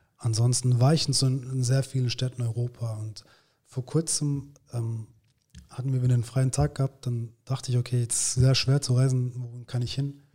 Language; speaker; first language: German; early bilingual, other home language; Turkish